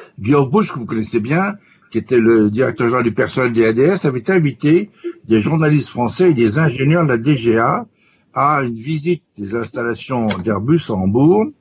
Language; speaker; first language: French; native; French